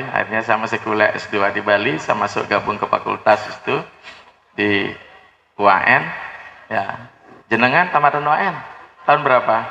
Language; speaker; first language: Indonesian; non-native, local second language; Balinese